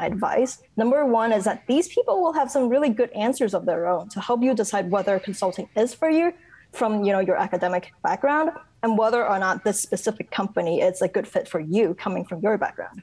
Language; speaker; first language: English; non-native, local second language; Cantonese